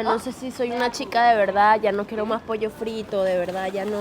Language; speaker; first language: Spanish; native; Spanish